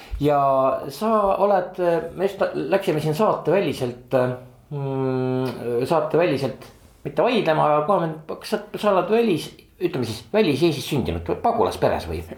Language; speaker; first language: Estonian; native; Estonian